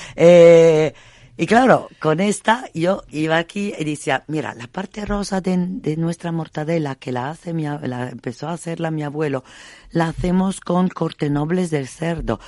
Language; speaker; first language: Spanish; non-native, fluent; Italian